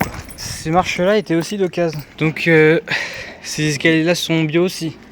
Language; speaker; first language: French; native; French